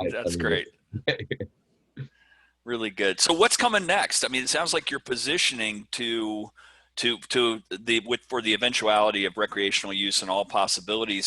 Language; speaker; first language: English; native; English